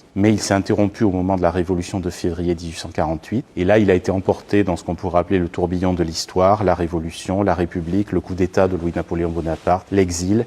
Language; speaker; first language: French; native; French